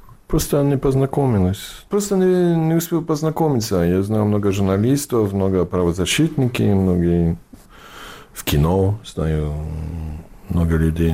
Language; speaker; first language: Russian; non-native, fluent; English